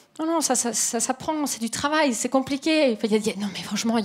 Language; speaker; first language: French; native; French